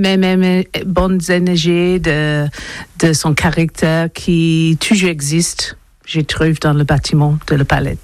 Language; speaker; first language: French; non-native, learner; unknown